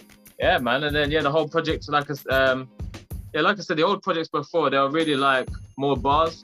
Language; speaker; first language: English; native; English